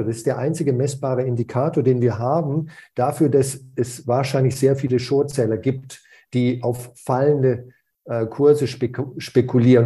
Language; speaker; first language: German; native; German